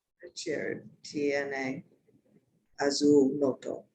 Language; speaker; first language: Spanish; non-native, learner; English